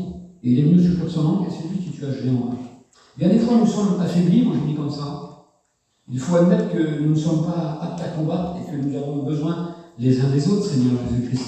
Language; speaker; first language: French; native; French